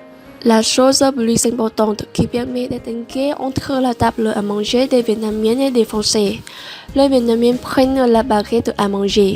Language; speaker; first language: French; non-native, learner; Vietnamese